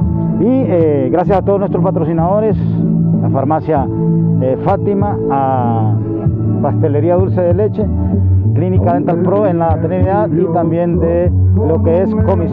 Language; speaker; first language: Spanish; native; Spanish